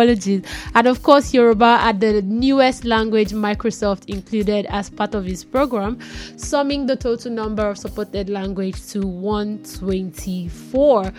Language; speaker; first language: English; non-native, local second language; Yoruba